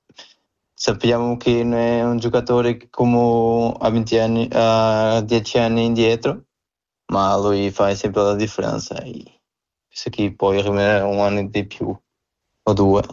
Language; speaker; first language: Italian; non-native, learner; Portuguese